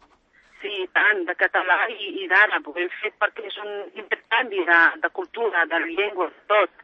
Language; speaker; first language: Catalan; non-native, fluent; Arabic